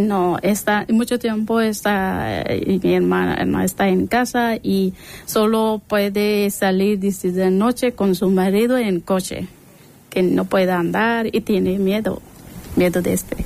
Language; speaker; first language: Spanish; non-native, learner; Persian